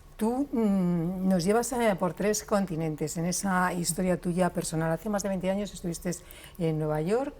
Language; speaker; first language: Spanish; native; Spanish